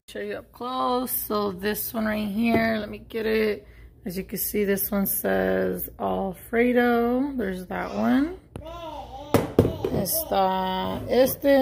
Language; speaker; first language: English; early bilingual, other home language; Spanish